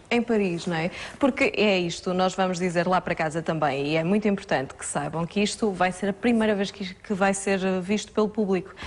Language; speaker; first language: Portuguese; native; Portuguese